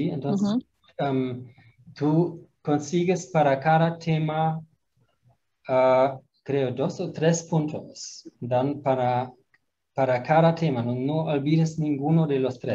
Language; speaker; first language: Spanish; non-native, fluent; German